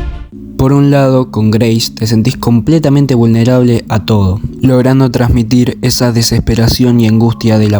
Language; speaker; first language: Spanish; native; Spanish